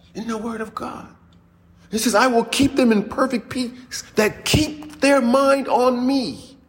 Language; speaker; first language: English; native; English